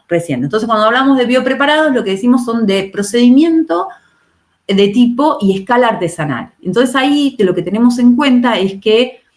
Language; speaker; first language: Spanish; native; Spanish